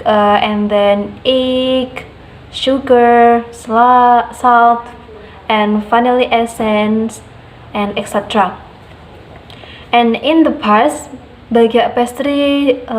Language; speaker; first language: English; non-native, learner; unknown